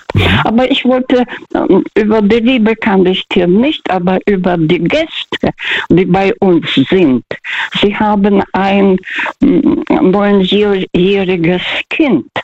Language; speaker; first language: German; non-native, fluent; Russian